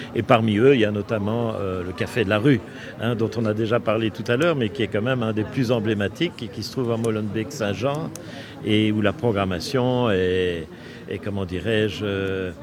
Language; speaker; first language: French; native; French